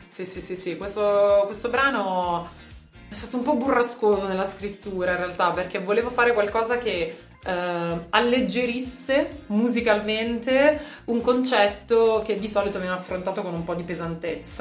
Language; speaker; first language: Italian; native; Italian